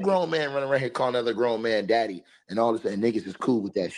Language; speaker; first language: English; native; English